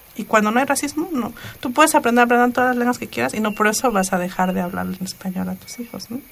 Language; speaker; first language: Spanish; non-native, local second language; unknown